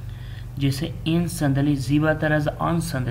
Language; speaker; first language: Persian; non-native, fluent; Urdu